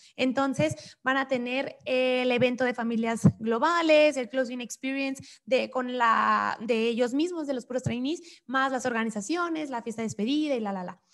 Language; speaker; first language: Spanish; native; Spanish